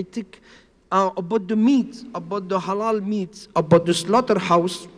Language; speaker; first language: English; non-native, learner; Spanish